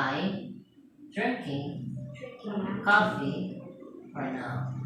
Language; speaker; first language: English; non-native, learner; Indonesian